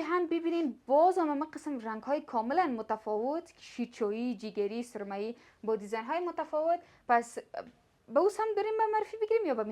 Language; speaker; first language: Persian; native; Persian